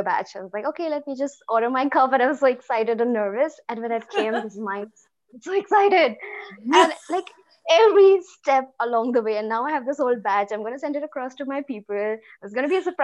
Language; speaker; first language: English; non-native, local second language; Hindi